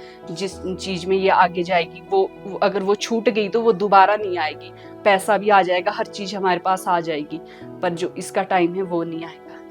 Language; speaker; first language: Hindi; native; Hindi